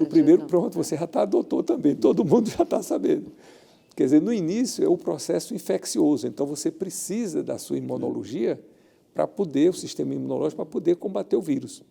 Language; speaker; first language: Portuguese; native; Portuguese